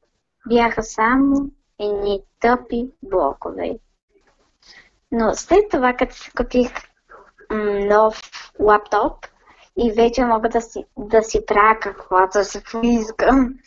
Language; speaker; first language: Bulgarian; native; Bulgarian